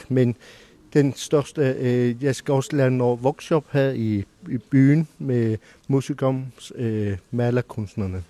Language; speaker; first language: Danish; non-native, local second language; Kalaallisut